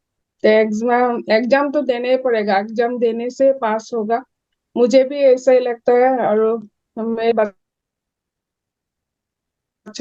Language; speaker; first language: Hindi; non-native, local second language; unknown